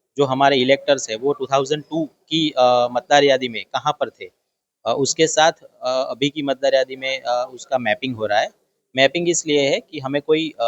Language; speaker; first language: Hindi; non-native, local second language; Gujarati